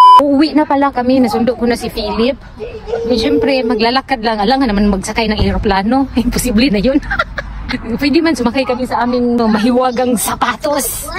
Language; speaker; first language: Filipino; non-native, local second language; Cebuano